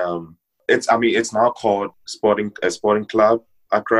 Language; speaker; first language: English; non-native, local second language; Ewe